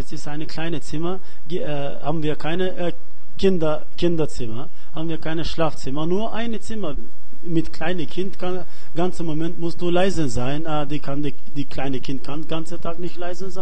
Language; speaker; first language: German; non-native, learner; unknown